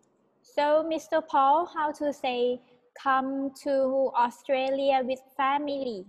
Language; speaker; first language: English; non-native, fluent; Thai